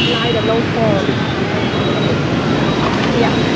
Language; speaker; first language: English; non-native, learner; Vietnamese